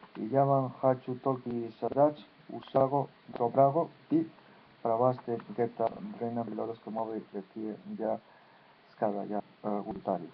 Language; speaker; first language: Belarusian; non-native, learner; Spanish